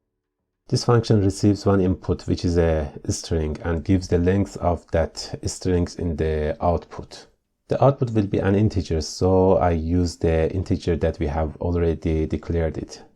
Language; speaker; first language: English; non-native, fluent; Persian